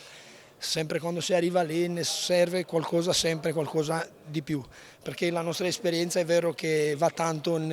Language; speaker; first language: Italian; non-native, local second language; Romanian